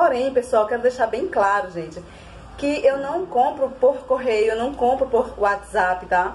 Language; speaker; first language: Portuguese; native; Portuguese